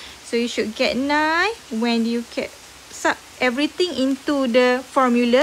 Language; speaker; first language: English; non-native, local second language; Malay